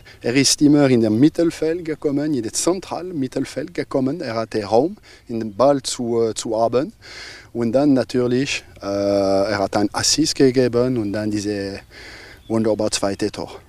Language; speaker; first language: German; non-native, local second language; French